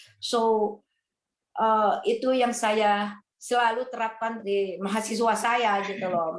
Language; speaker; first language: Indonesian; non-native, fluent; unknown